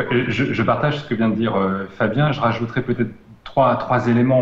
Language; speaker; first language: French; native; French